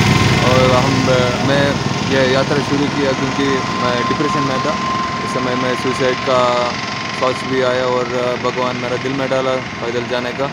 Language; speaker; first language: Hindi; non-native, local second language; Malayalam